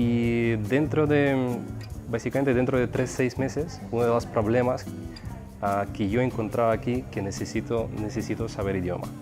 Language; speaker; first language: Spanish; non-native, fluent; Russian